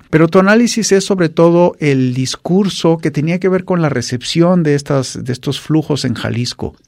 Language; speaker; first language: Spanish; native; Spanish